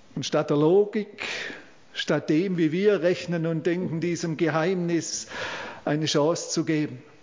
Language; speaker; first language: German; native; German